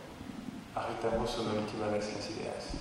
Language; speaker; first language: Spanish; non-native, fluent; French